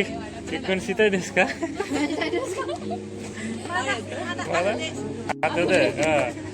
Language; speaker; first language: Japanese; non-native, learner; Nepali